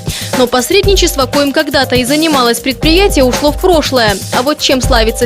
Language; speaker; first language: Russian; native; Russian